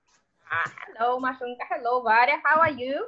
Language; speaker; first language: English; non-native, fluent; Russian